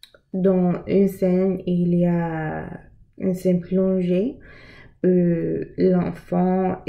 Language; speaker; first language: French; non-native, learner; English